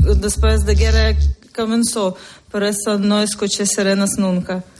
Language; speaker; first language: Spanish; non-native, learner; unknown